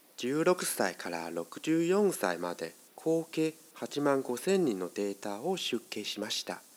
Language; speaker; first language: Japanese; non-native, fluent; Chinese